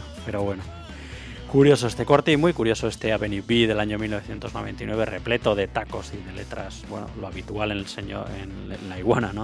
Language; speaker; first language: Spanish; native; Spanish